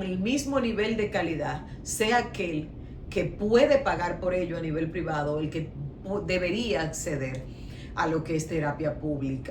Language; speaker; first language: Spanish; native; Spanish